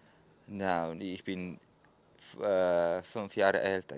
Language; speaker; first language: German; non-native, fluent; Slovenian